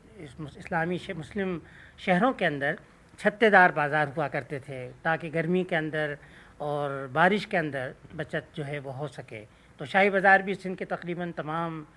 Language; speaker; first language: Urdu; non-native, local second language; Sindhi